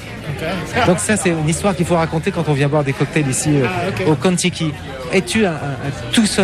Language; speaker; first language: French; native; French